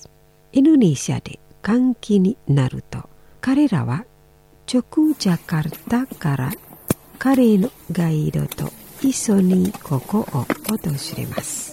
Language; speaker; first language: Japanese; non-native, fluent; Indonesian